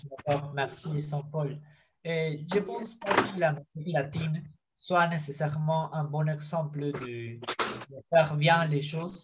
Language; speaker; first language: French; non-native, fluent; Spanish